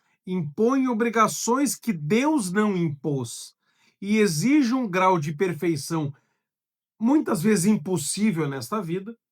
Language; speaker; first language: Portuguese; native; Portuguese